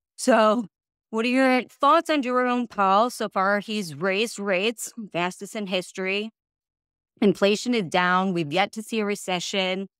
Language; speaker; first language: English; native; English